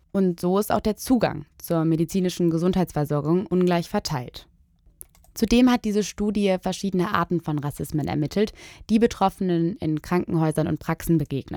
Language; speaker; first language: German; native; German